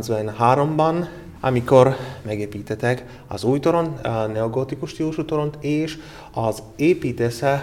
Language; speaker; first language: Hungarian; non-native, learner; Slovak